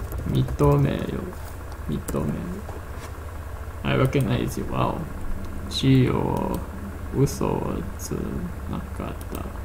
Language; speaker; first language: Japanese; non-native, learner; English